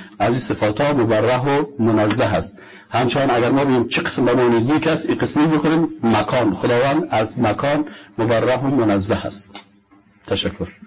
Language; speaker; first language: Persian; native; Persian